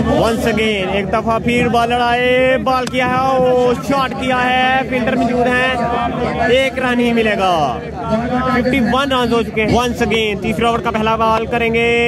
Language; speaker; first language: Urdu; non-native, local second language; Punjabi